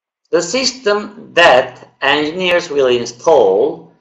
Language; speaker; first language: English; non-native, fluent; Turkish